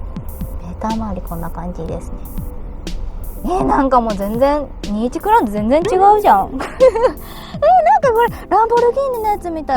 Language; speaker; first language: Japanese; native; Japanese